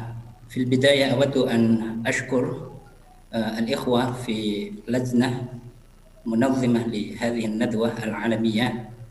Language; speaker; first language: Arabic; non-native, fluent; Indonesian